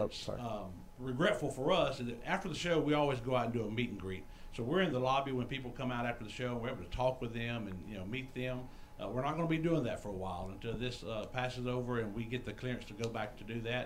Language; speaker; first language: English; native; English